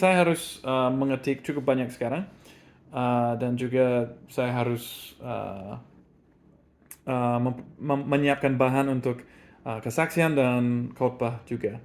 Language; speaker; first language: Indonesian; non-native, fluent; English